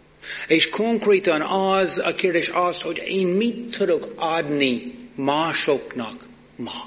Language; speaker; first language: Hungarian; non-native, fluent; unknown